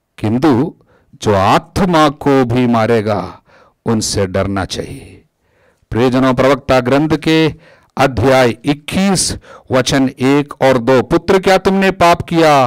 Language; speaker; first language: Hindi; non-native, local second language; Malayalam